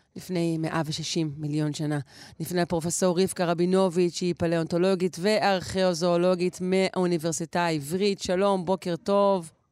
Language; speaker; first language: Hebrew; native; Hebrew